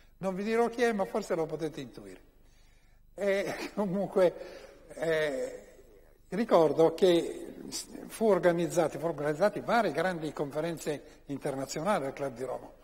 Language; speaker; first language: Italian; native; Italian